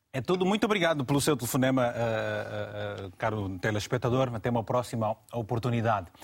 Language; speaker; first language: Portuguese; native; Portuguese